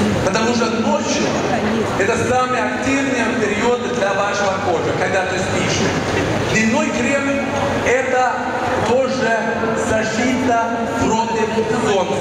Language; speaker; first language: Russian; non-native, fluent; Swedish